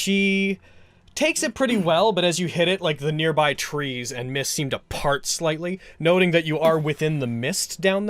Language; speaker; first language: English; native; English